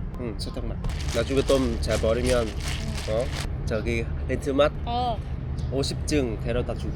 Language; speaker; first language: Korean; non-native, fluent; Vietnamese